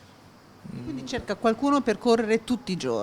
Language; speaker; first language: Italian; native; Italian